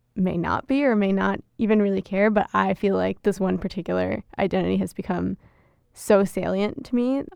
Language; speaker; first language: English; early bilingual, other home language; Gujarati